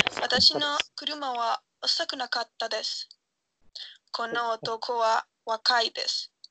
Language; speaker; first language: Japanese; non-native, learner; Spanish